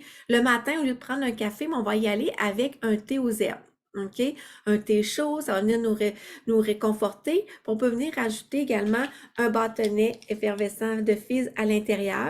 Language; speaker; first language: French; native; French